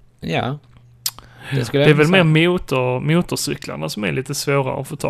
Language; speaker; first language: Swedish; native; Swedish